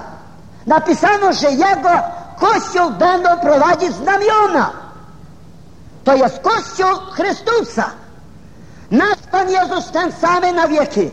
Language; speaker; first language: Polish; non-native, fluent; Ukrainian